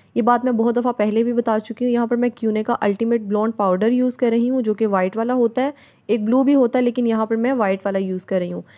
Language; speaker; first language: Urdu; native; Urdu